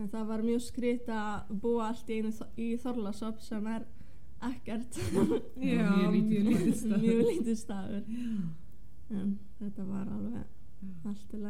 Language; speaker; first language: Icelandic; non-native, fluent; Polish